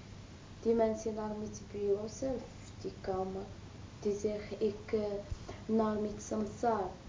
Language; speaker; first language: Dutch; non-native, learner; Arabic